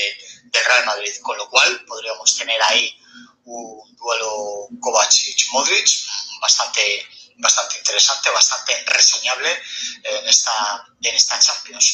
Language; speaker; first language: Spanish; native; Spanish